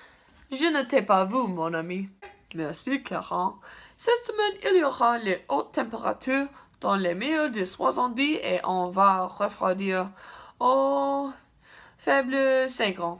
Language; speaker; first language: French; non-native, learner; English